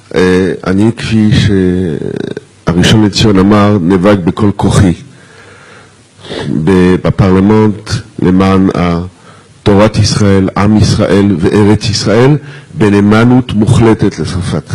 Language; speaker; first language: Hebrew; non-native, fluent; French